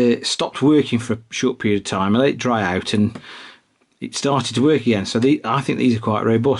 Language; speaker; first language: English; native; English